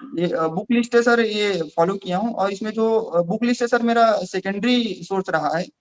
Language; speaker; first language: Hindi; non-native, local second language; Chhattisgarhi